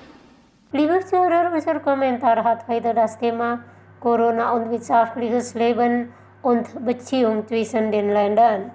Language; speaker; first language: German; non-native, fluent; Indonesian